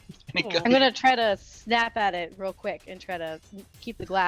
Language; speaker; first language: English; native; English